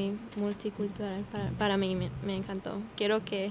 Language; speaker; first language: Spanish; non-native, fluent; English